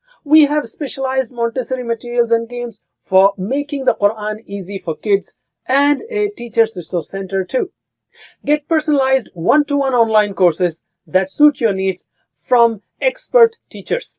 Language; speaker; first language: English; non-native, fluent; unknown